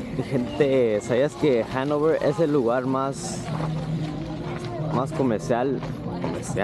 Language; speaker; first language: Spanish; early bilingual, heritage; Spanish